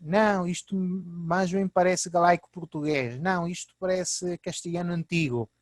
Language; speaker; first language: Portuguese; early bilingual, heritage; Portuguese